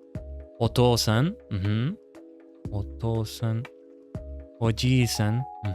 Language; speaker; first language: Japanese; non-native, learner; English